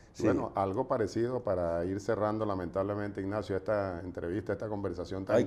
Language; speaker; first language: Spanish; native; Spanish